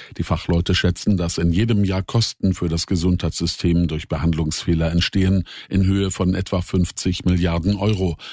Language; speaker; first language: German; native; German